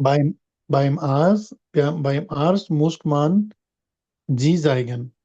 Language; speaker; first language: German; non-native, learner; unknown